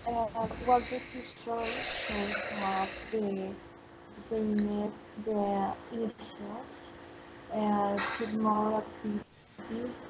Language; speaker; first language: English; non-native, learner; Spanish